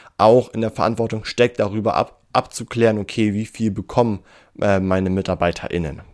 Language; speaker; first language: German; native; German